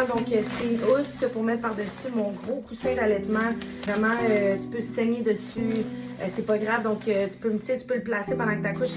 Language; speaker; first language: French; native; French